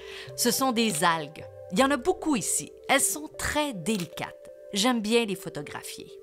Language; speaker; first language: French; native; French